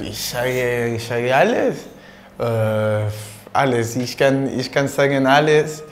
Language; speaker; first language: German; non-native, learner; French